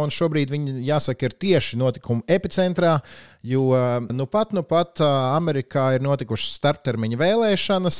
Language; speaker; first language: Latvian; native; Latvian